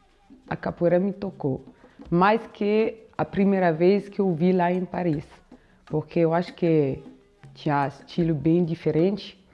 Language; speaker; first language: Portuguese; non-native, fluent; French